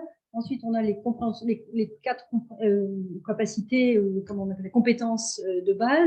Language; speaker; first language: French; native; French